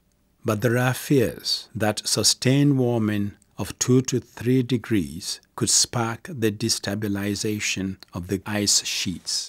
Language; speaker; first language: English; non-native, local second language; Akan